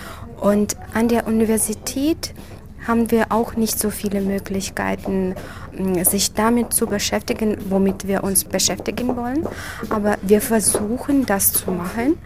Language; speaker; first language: German; non-native, fluent; Russian